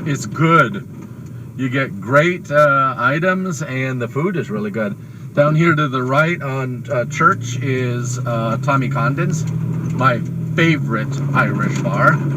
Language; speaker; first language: English; native; English